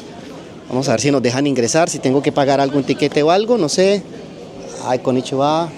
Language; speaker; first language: Spanish; native; Spanish